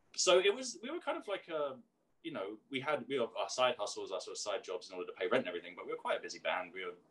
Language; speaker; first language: English; native; English